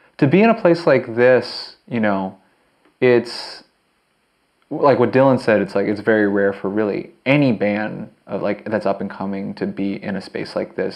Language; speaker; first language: English; native; English